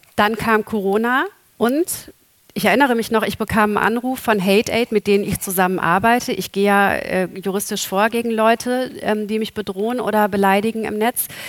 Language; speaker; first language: German; native; German